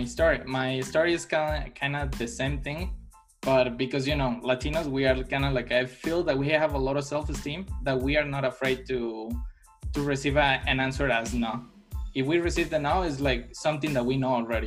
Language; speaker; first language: English; non-native, fluent; Spanish